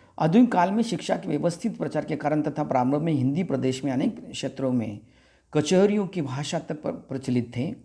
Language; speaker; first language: Hindi; non-native, local second language; Marathi